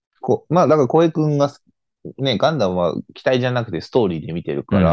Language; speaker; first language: Japanese; native; Japanese